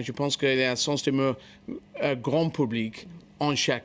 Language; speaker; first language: French; non-native, fluent; English